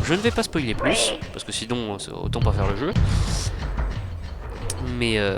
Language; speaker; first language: French; native; French